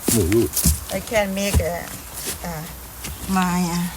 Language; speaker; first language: English; non-native, learner; Thai